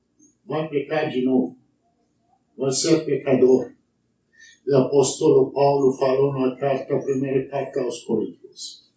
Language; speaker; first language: Portuguese; non-native, learner; Arabic